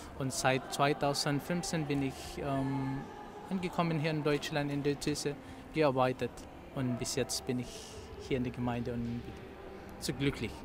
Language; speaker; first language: German; non-native, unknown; Filipino